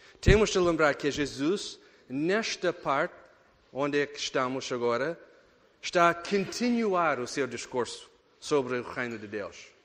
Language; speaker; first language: Portuguese; non-native, fluent; English